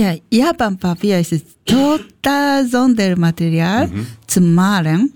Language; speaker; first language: German; non-native, learner; Japanese